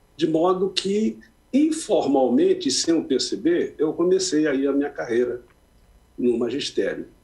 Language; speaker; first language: Portuguese; native; Portuguese